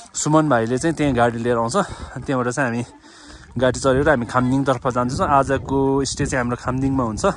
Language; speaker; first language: Nepali; non-native, local second language; Sherpa